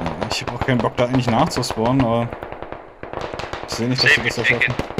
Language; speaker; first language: German; native; German